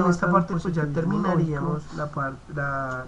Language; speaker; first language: Spanish; native; Spanish